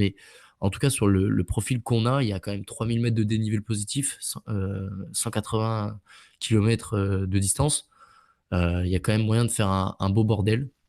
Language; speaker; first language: French; native; French